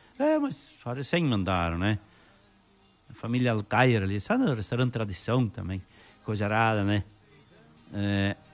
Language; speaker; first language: Portuguese; native; Portuguese